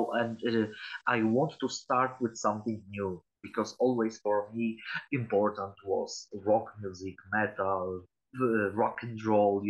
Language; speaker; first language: English; non-native, learner; Polish